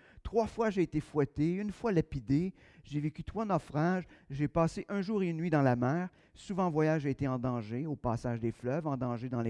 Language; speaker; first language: French; native; French